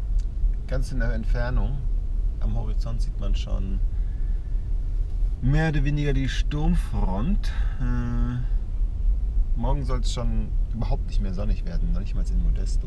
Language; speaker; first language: German; native; German